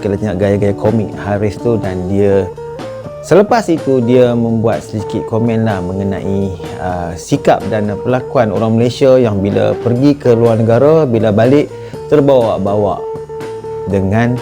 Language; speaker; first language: Malay; native; Malay